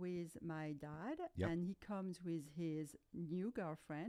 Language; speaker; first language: English; non-native, fluent; French